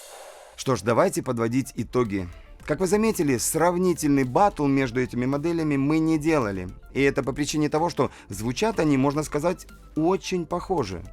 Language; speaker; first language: Russian; native; Russian